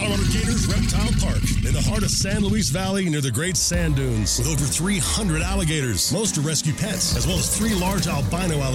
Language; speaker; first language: English; native; English